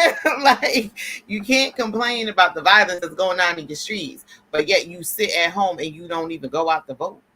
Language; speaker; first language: English; native; English